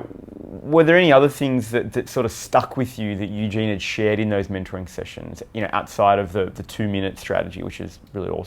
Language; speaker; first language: English; native; English